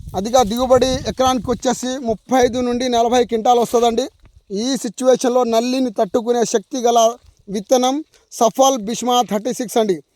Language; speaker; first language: Telugu; non-native, local second language; Lambadi